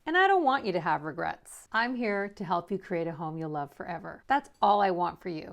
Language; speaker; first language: English; native; English